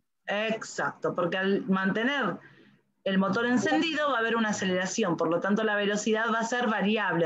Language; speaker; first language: Spanish; native; Spanish